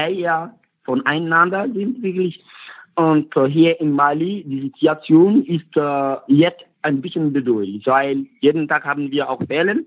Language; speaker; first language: German; non-native, learner; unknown